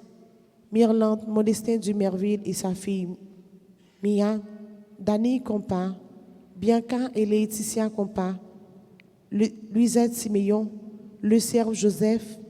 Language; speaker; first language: French; non-native, local second language; Haitian Creole